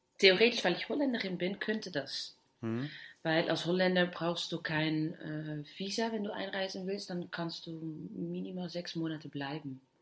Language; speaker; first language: German; non-native, fluent; Dutch